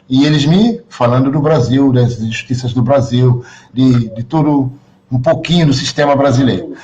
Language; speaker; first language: Portuguese; non-native, local second language; Kabuverdianu